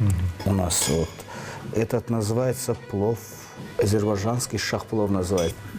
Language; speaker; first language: Russian; non-native, fluent; Azerbaijani